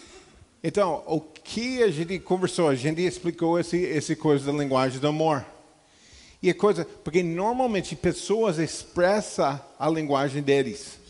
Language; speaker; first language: Portuguese; non-native, fluent; English